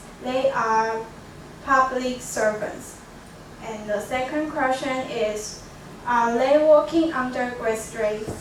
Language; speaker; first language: English; non-native, learner; Chinese